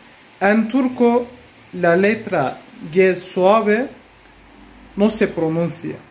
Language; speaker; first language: Spanish; non-native, fluent; Turkish